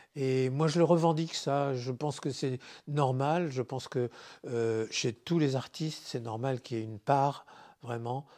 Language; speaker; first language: French; native; French